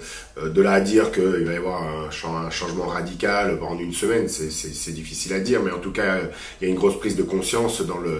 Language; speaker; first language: French; native; French